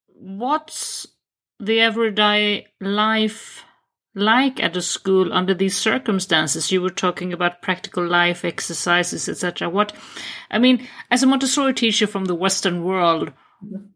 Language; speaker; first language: English; non-native, fluent; Swedish